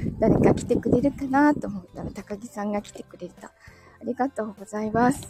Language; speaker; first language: Japanese; native; Japanese